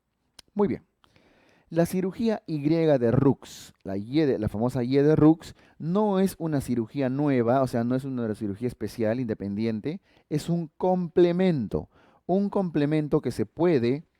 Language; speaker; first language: Spanish; native; Spanish